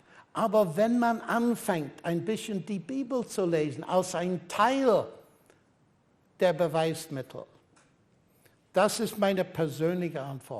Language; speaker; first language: German; non-native, fluent; English